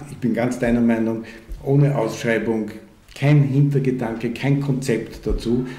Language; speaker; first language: German; early bilingual, other home language; Hungarian